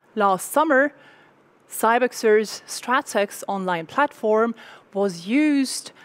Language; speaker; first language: English; non-native, fluent; Estonian